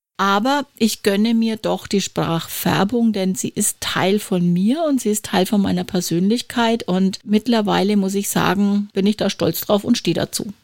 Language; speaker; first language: German; native; German